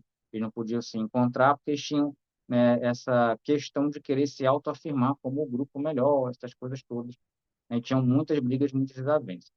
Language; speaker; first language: Portuguese; native; Portuguese